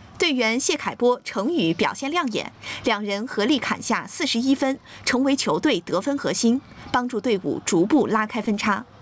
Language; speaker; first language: Chinese; native; Chinese